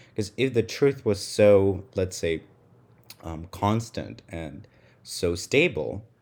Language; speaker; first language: English; non-native, fluent; Russian